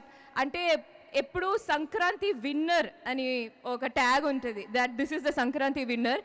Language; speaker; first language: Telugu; non-native, fluent; Malayalam